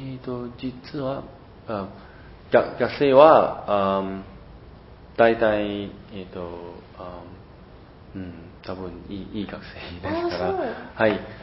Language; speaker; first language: Japanese; non-native, learner; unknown